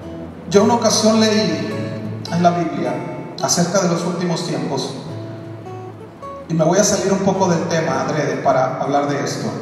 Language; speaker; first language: Spanish; native; Spanish